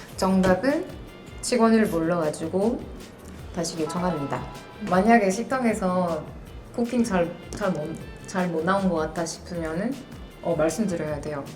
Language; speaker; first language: Korean; non-native, fluent; French